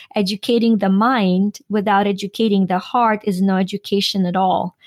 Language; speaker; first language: English; non-native, fluent; Ukrainian